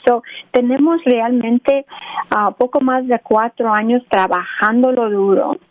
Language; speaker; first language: Spanish; early bilingual, heritage; Spanish